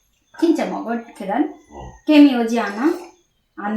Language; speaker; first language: Korean; non-native, learner; Bangla